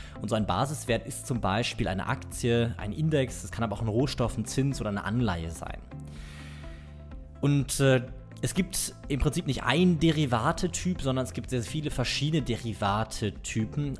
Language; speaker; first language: German; native; German